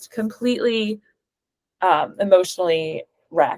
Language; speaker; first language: English; native; English